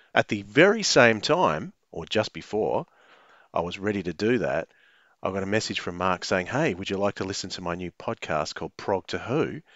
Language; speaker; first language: English; native; English